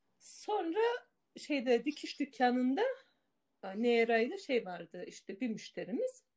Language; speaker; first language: Turkish; native; Turkish